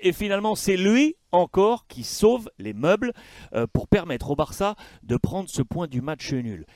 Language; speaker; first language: French; native; French